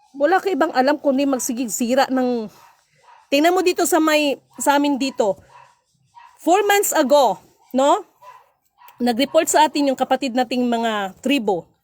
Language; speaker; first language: Filipino; non-native, local second language; Cebuano